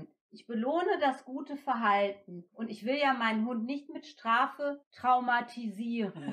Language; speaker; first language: German; native; German